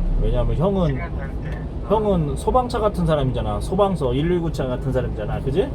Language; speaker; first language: Korean; native; Korean